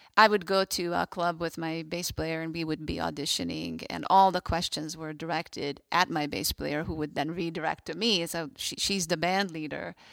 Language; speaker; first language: English; non-native, fluent; Hungarian